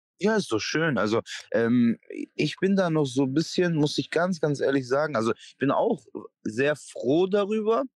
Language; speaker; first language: German; native; German